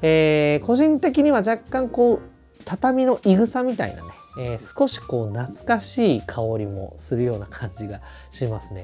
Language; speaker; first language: Japanese; native; Japanese